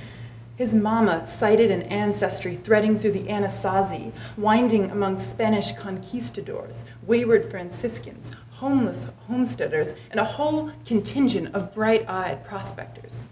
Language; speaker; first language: English; native; English